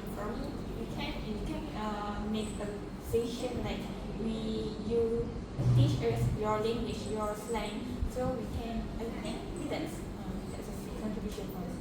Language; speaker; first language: English; non-native, local second language; Malay